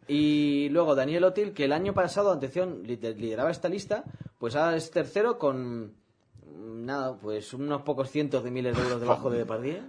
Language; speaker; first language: Spanish; native; Spanish